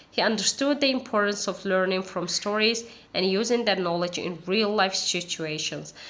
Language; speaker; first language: English; non-native, fluent; Azerbaijani